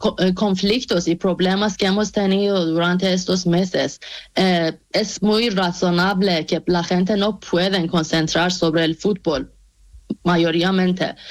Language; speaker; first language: Spanish; non-native, fluent; Persian